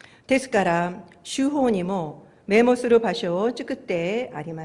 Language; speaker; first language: Japanese; non-native, fluent; Korean